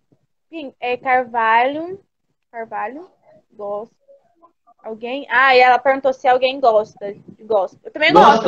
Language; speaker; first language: Portuguese; native; Portuguese